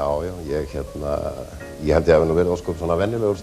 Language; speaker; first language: Icelandic; native; Icelandic